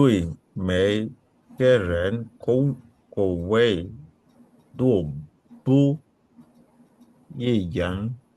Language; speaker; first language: Chinese; non-native, learner; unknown